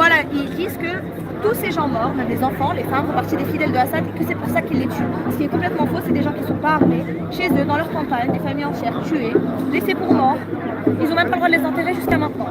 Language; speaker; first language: French; native; French